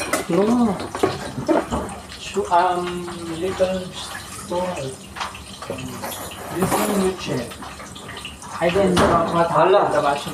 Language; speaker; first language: English; non-native, learner; Filipino